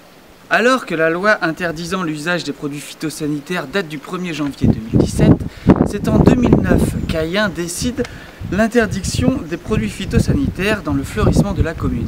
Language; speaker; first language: French; native; French